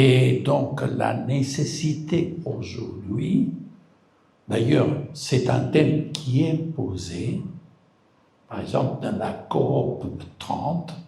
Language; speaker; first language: French; non-native, fluent; Spanish